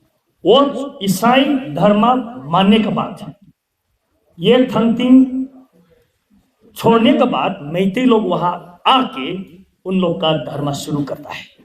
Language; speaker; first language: Hindi; non-native, local second language; Thado Chin